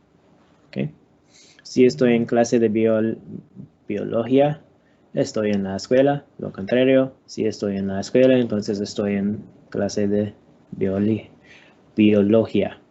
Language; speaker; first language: Spanish; non-native, learner; English